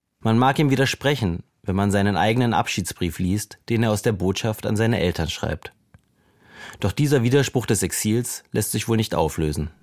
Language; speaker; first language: German; native; German